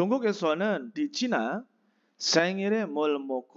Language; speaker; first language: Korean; non-native, fluent; Indonesian